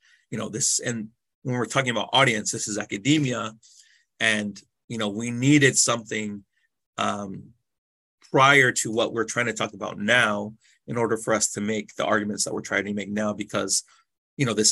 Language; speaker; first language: English; native; English